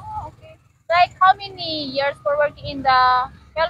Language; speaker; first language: English; non-native, learner; Cebuano